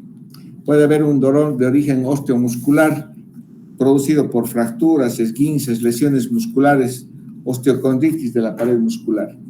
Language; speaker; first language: Spanish; native; Spanish